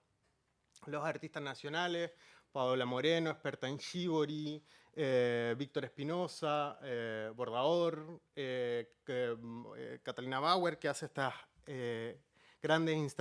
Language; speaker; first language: Spanish; native; Spanish